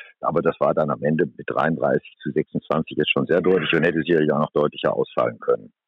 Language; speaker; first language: German; native; German